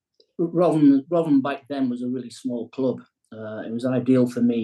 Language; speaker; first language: English; native; English